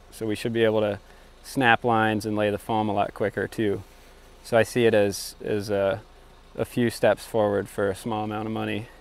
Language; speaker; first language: English; native; English